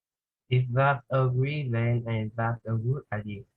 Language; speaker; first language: English; non-native, learner; Vietnamese